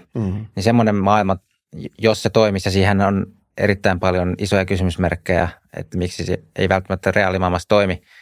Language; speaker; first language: Finnish; native; Finnish